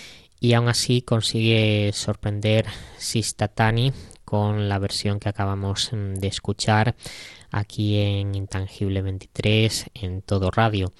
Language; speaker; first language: Spanish; native; Spanish